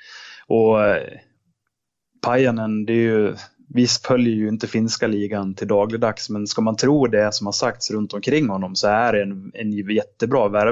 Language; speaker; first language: Swedish; native; Swedish